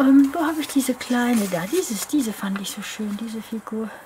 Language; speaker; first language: German; native; German